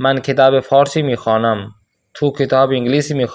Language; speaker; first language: Persian; non-native, fluent; Urdu